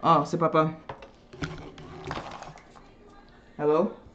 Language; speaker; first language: French; native; French